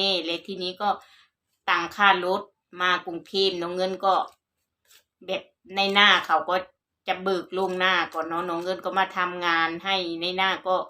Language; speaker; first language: Thai; non-native, local second language; Northeastern Thai